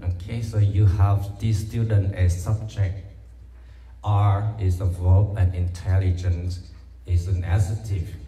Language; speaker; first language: English; non-native, fluent; Vietnamese